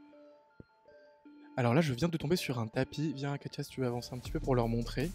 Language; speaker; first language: French; native; French